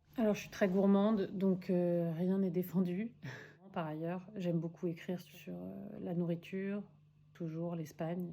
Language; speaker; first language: French; early bilingual, other home language; Spanish